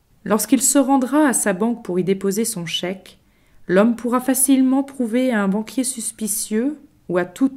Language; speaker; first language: French; native; French